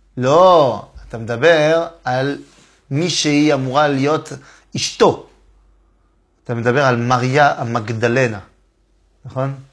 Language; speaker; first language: Hebrew; non-native, fluent; French